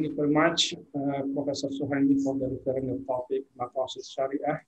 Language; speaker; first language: English; non-native, fluent; Indonesian